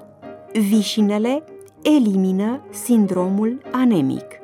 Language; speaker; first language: Romanian; native; Romanian